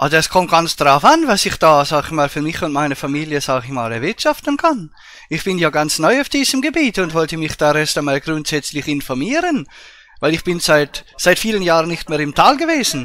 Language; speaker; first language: German; native; German